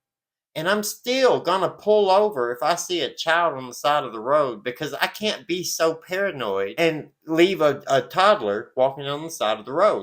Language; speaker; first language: English; native; English